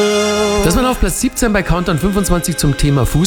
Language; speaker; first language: German; native; German